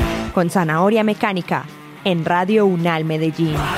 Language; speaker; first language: Spanish; native; Spanish